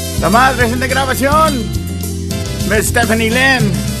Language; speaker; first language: Spanish; early bilingual, heritage; Spanish